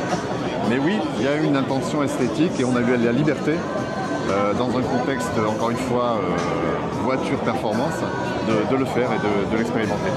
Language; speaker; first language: French; native; French